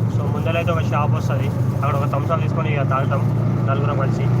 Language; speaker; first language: Telugu; non-native, local second language; Lambadi